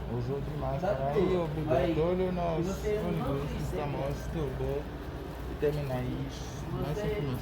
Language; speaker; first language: Portuguese; non-native, learner; Haitian Creole